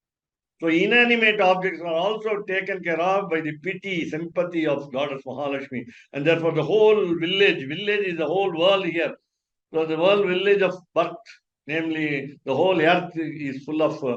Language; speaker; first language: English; non-native, local second language; Tamil